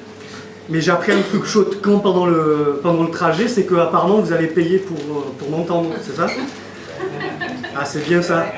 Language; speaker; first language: French; native; French